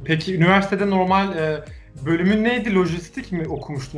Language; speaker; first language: Turkish; native; Turkish